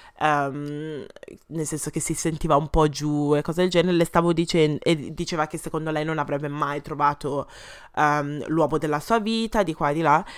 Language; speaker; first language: Italian; early bilingual, other home language; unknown